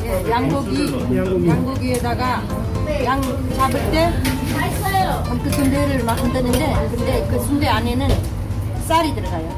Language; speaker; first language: Korean; non-native, fluent; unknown